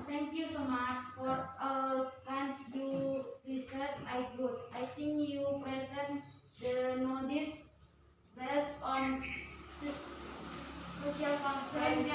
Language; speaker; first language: English; non-native, learner; Indonesian